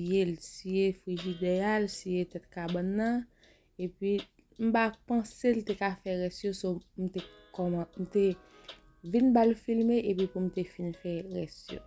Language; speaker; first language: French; non-native, local second language; Haitian Creole